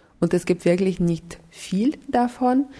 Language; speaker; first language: German; non-native, fluent; Russian